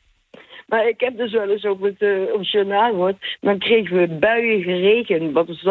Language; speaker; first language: Dutch; native; Dutch